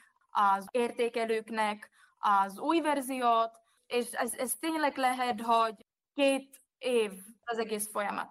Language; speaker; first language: Hungarian; non-native, fluent; Czech